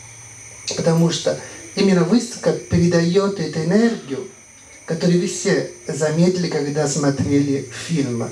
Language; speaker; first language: Russian; non-native, fluent; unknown